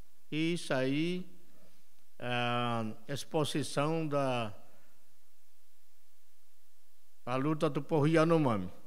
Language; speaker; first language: Portuguese; non-native, local second language; Yanomámi